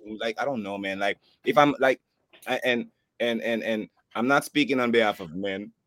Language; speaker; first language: English; native; English